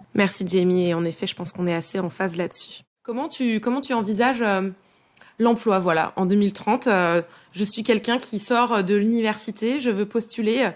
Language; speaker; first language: French; native; French